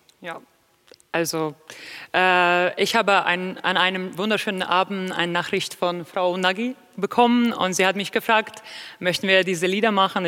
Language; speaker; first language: German; non-native, fluent; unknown